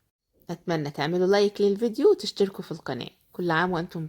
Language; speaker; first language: Arabic; native; Arabic